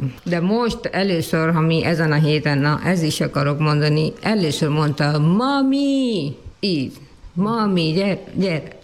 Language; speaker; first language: Hungarian; non-native, learner; Urdu